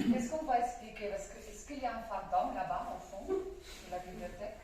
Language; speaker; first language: French; non-native, fluent; Spanish